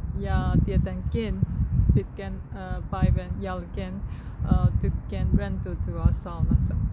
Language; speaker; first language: Finnish; non-native, learner; Burmese